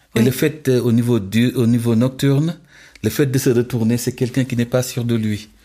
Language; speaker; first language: French; non-native, local second language; Wolof